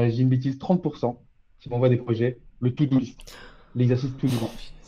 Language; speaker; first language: French; native; French